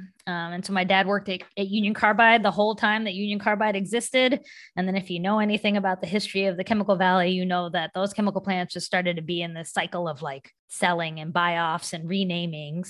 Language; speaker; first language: English; native; English